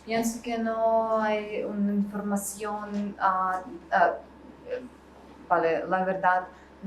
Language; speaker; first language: Spanish; non-native, learner; Russian